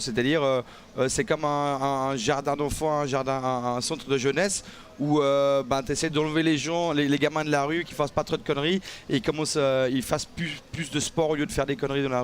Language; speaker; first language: French; native; French